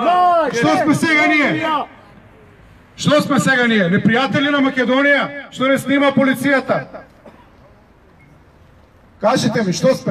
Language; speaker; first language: Macedonian; native; Macedonian